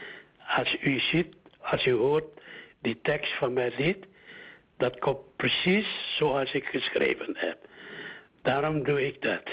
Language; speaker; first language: Dutch; early bilingual, other home language; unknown